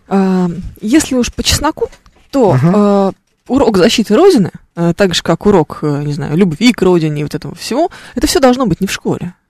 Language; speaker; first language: Russian; native; Russian